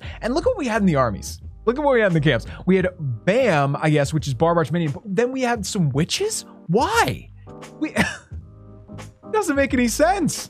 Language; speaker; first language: English; native; English